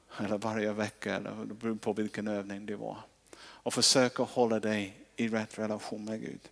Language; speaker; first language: Swedish; non-native, fluent; English